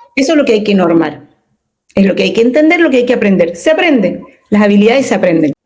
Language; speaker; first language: Spanish; native; Spanish